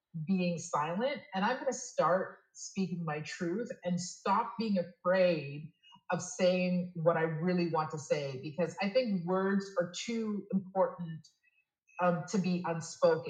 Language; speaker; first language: English; native; English